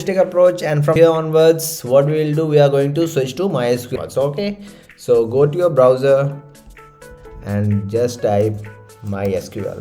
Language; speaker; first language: English; non-native, local second language; Hindi